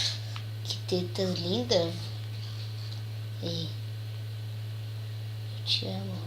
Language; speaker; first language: Portuguese; native; Portuguese